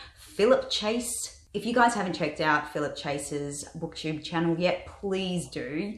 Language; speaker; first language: English; native; English